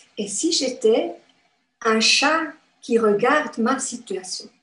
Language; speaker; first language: French; non-native, fluent; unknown